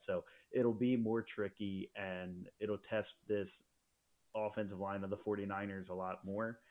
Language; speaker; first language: English; native; English